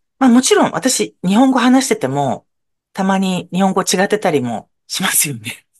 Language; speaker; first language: Japanese; native; Japanese